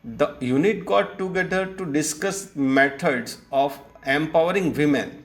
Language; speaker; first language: English; non-native, local second language; Gujarati